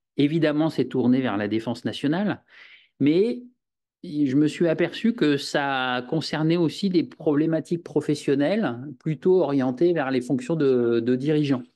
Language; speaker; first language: French; native; French